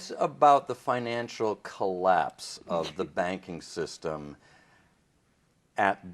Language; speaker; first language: English; native; English